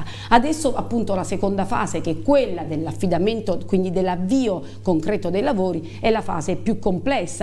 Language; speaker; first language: Italian; native; Italian